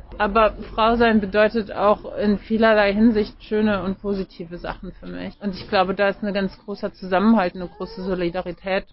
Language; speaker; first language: German; native; German